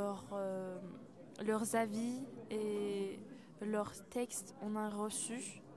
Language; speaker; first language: French; non-native, learner; Persian